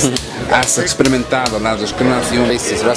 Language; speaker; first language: Spanish; non-native, learner; English